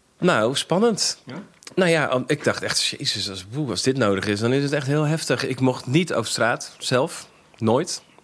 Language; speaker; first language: Dutch; native; Dutch